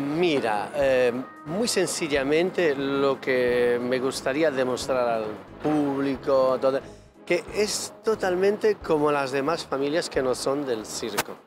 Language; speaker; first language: Spanish; native; Spanish